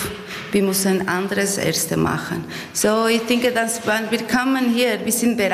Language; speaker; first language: German; non-native, learner; Portuguese